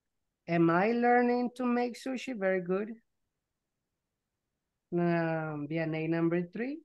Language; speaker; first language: English; non-native, fluent; Spanish